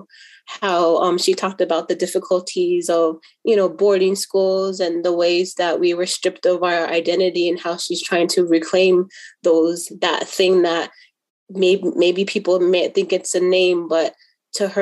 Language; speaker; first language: English; native; English